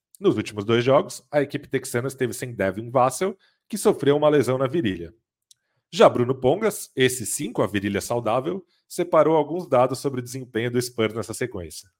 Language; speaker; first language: Portuguese; native; Portuguese